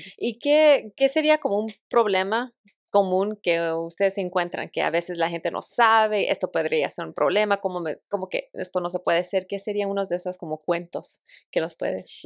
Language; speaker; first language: Spanish; early bilingual, heritage; Spanish